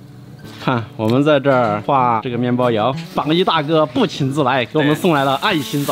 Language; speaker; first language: Chinese; native; Chinese